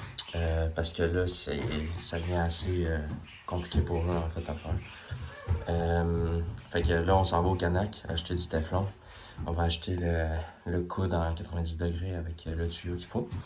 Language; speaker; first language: French; native; French